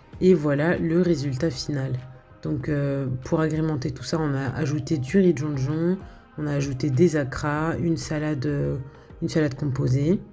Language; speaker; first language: French; native; French